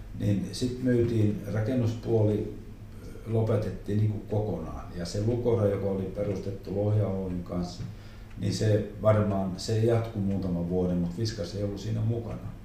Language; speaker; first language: Finnish; non-native, local second language; Swedish